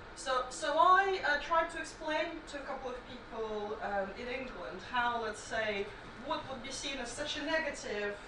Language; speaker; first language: English; non-native, fluent; Russian